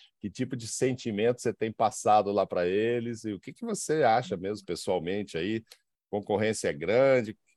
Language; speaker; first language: Portuguese; native; Portuguese